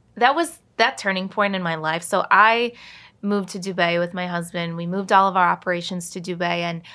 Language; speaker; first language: English; native; English